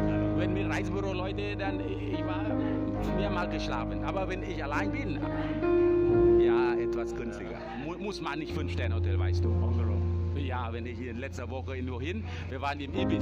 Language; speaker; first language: German; non-native, learner; Thai